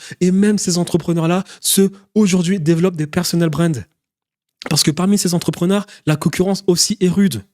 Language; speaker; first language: French; native; French